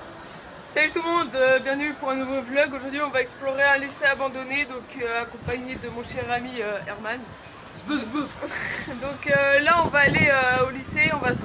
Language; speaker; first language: French; native; French